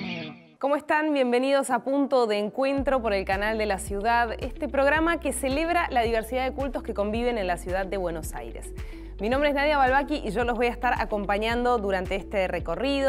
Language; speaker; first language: Spanish; native; Spanish